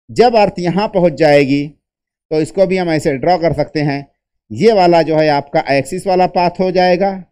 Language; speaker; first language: Hindi; native; Hindi